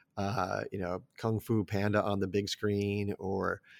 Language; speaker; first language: English; native; English